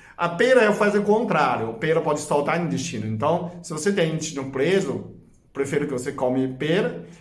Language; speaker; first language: Portuguese; non-native, fluent; Chinese